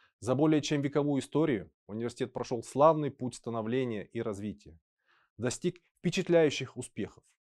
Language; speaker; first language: Russian; native; Russian